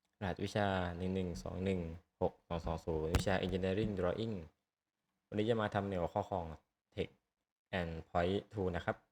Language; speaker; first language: Thai; native; Thai